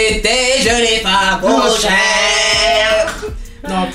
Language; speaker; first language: French; native; French